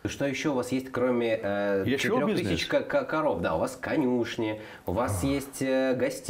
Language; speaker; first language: Russian; native; Russian